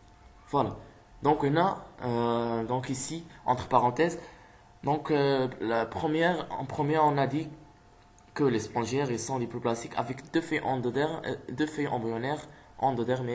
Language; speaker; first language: French; non-native, local second language; Arabic